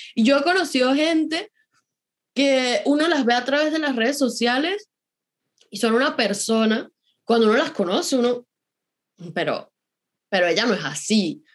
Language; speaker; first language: Spanish; native; Spanish